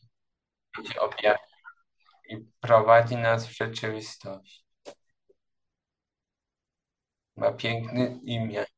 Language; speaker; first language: Polish; non-native, learner; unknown